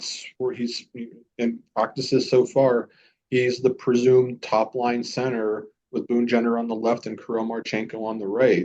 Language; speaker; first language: English; native; English